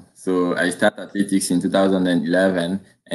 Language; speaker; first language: English; non-native, learner; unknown